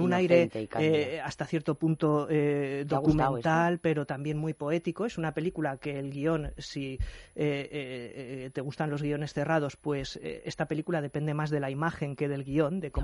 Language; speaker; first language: Spanish; native; Spanish